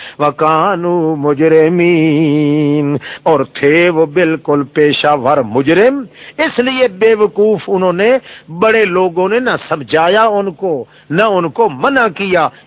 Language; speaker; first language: Urdu; non-native, local second language; Saraiki